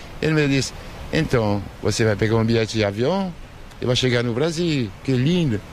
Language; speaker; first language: Portuguese; non-native, learner; French